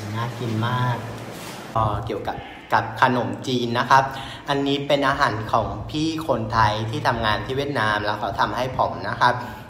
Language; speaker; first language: Thai; non-native, fluent; Vietnamese